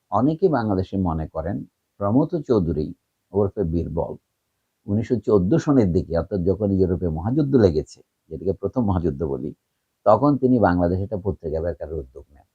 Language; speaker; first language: Bangla; native; Bangla